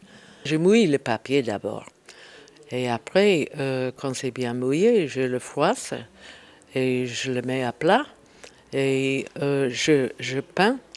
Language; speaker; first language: French; non-native, fluent; English